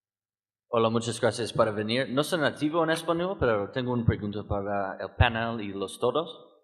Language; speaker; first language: Spanish; non-native, learner; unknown